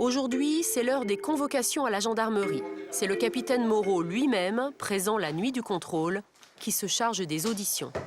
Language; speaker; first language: French; native; French